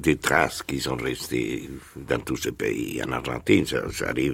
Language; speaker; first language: French; non-native, fluent; Spanish